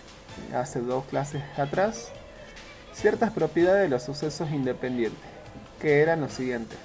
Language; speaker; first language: Spanish; native; Spanish